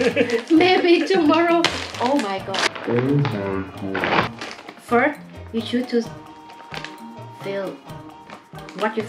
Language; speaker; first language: English; non-native, learner; Thai